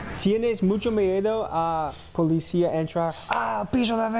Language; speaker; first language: Spanish; non-native, learner; English